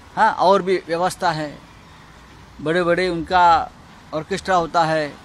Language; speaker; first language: Hindi; non-native, local second language; Marathi